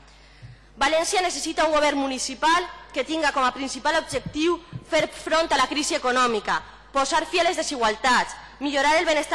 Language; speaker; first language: Catalan; native; Catalan